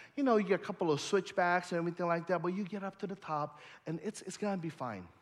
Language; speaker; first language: English; early bilingual, other home language; Indonesian